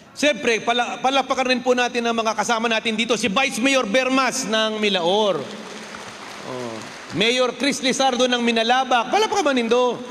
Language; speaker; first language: Filipino; non-native, local second language; Bikol